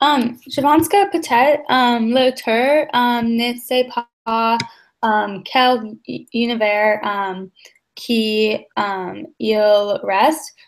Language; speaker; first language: French; non-native, learner; English